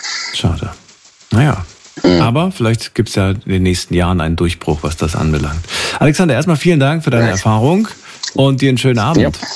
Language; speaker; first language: German; native; German